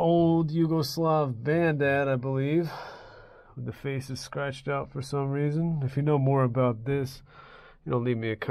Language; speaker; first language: English; native; English